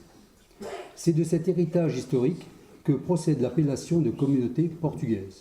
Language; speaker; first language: French; native; French